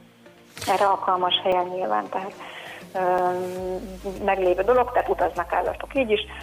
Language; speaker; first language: Hungarian; native; Hungarian